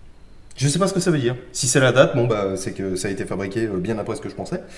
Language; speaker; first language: French; native; French